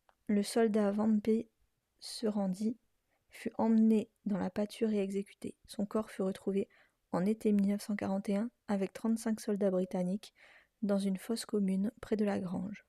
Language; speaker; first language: French; native; French